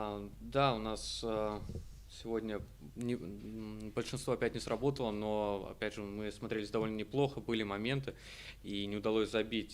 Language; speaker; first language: Russian; native; Russian